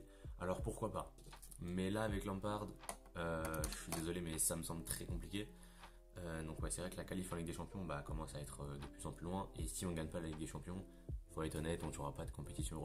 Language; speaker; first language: French; native; French